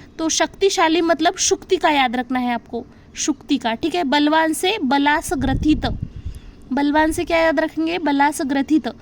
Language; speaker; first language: Hindi; non-native, local second language; Marathi